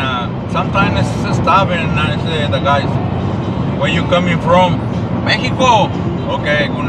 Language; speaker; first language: English; non-native, learner; Spanish